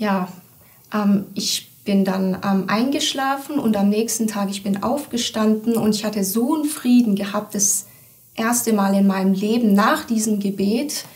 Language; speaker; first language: German; early bilingual, other home language; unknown